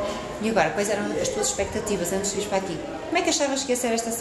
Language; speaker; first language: Portuguese; native; Portuguese